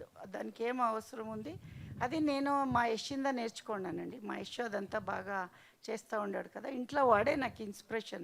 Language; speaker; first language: Telugu; non-native, learner; Kannada